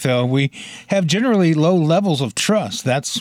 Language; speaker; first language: English; native; English